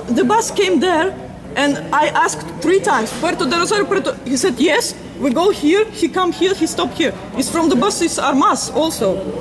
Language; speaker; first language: English; non-native, learner; Russian